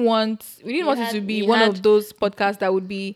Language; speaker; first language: English; non-native, local second language; Yoruba